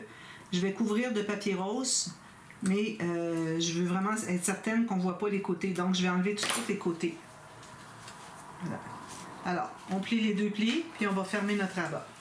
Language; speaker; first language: French; native; French